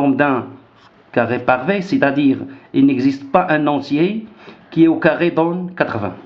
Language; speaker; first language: French; non-native, local second language; Arabic